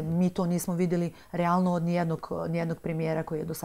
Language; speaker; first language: Serbian; native; Serbian